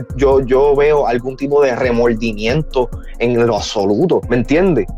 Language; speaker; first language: Spanish; native; Spanish